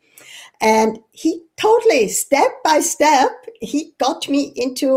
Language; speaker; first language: English; non-native, fluent; Swiss German